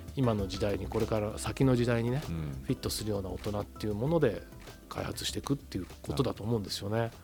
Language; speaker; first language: Japanese; native; Japanese